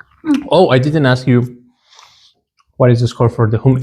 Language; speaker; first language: English; non-native, learner; Spanish